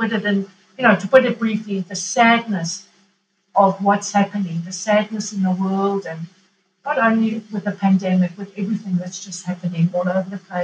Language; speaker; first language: English; native; English